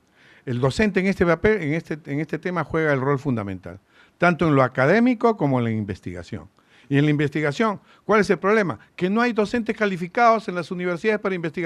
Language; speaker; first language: Spanish; native; Spanish